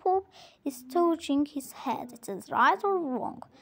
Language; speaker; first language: English; non-native, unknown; Azerbaijani